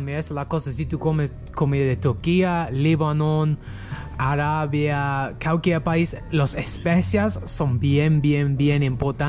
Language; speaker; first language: Spanish; non-native, learner; English